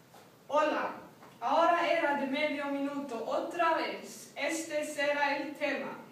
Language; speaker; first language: Spanish; non-native, learner; Swedish